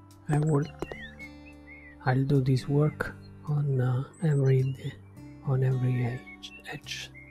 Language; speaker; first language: English; non-native, learner; Italian